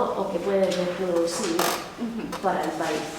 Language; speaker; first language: Spanish; non-native, fluent; English